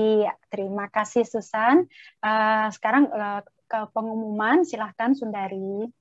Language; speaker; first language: Indonesian; native; Indonesian